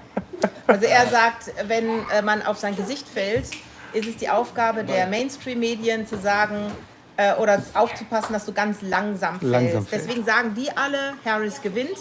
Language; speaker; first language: German; native; German